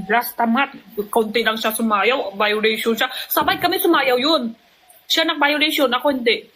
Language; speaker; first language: Filipino; non-native, learner; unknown